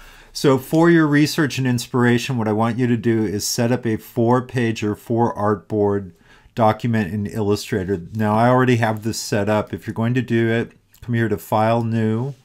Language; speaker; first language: English; native; English